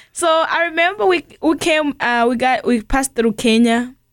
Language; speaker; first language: English; early bilingual, other home language; Rundi